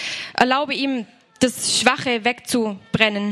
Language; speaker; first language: German; native; German